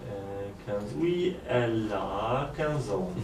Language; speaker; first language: French; non-native, learner; Polish